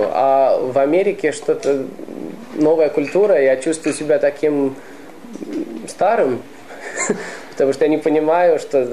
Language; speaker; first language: Russian; early bilingual, heritage; Russian